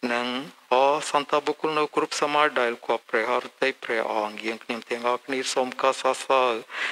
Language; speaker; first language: Khmer; native; Khmer